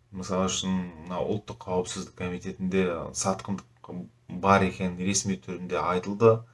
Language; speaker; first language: Kazakh; native; Kazakh